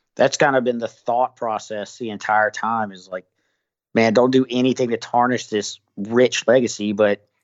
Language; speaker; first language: English; native; English